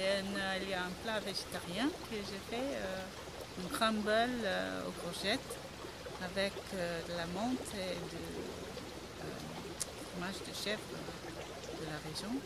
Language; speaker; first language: French; non-native, fluent; English